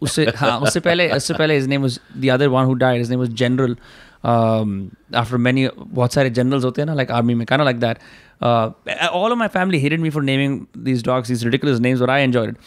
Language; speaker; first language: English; non-native, local second language; Hindi